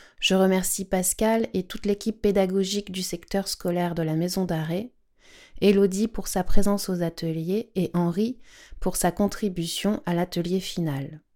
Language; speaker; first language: French; native; French